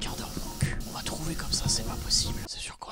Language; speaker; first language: French; native; French